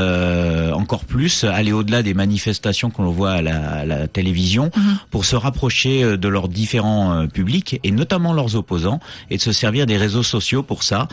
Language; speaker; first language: French; native; French